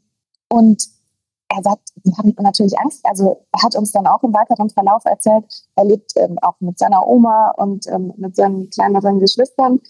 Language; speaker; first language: German; native; German